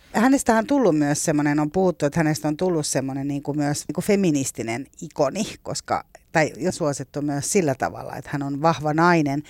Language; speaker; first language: Finnish; native; Finnish